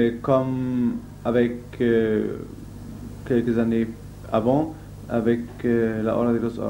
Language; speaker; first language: French; non-native, learner; German